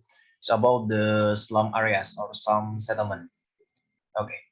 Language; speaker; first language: English; non-native, learner; Indonesian